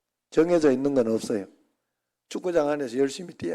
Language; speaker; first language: Korean; native; Korean